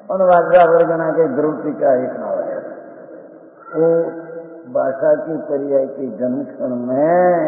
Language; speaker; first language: Hindi; non-native, local second language; Gujarati